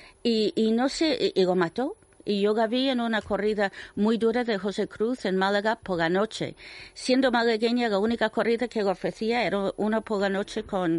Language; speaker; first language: Spanish; non-native, fluent; English